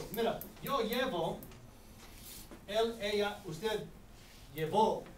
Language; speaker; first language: Spanish; non-native, fluent; English